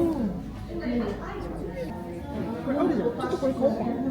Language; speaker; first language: Japanese; native; Japanese